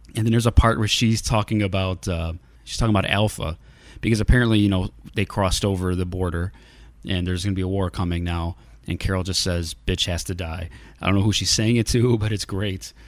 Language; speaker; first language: English; native; English